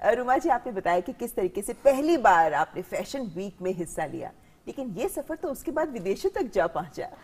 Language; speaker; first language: Hindi; native; Hindi